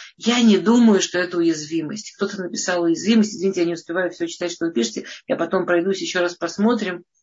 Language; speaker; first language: Russian; early bilingual, heritage; Russian